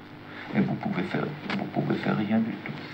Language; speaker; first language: French; non-native, learner; German